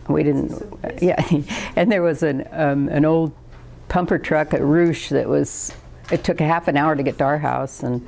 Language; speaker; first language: English; native; English